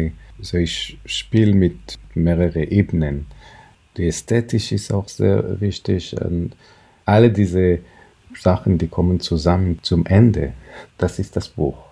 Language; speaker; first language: German; non-native, fluent; Hebrew